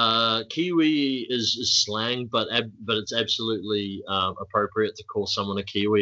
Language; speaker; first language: English; native; English